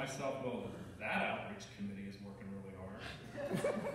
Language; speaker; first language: English; native; English